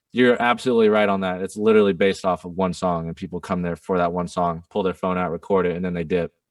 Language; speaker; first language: English; non-native, fluent; German